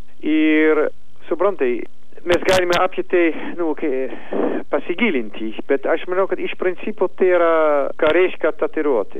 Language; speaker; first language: Lithuanian; non-native, learner; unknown